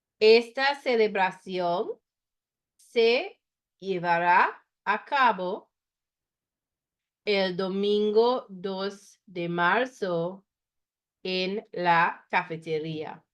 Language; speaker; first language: Spanish; non-native, fluent; English